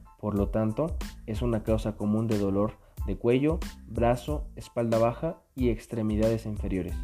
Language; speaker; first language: Spanish; native; Spanish